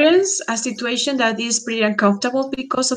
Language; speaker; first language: English; non-native, fluent; Spanish